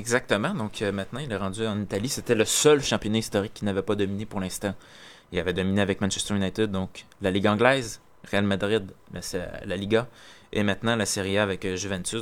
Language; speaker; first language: French; native; French